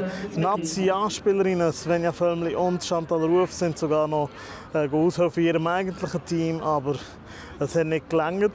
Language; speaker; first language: German; native; German